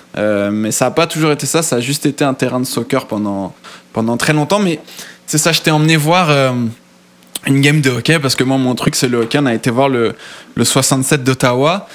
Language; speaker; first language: French; native; French